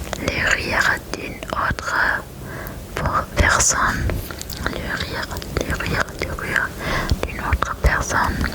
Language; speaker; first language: French; non-native, learner; German